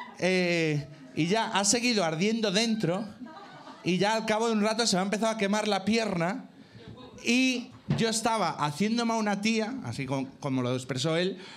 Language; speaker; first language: Spanish; native; Spanish